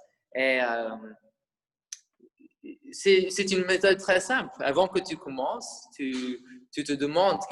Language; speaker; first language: French; non-native, fluent; English